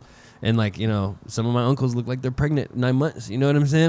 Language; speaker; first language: English; native; English